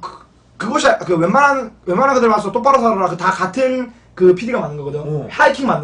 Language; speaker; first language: Korean; native; Korean